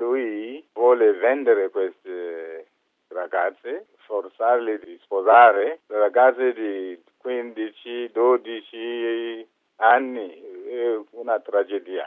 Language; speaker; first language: Italian; non-native, fluent; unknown